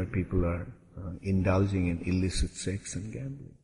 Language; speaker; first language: English; non-native, local second language; Bangla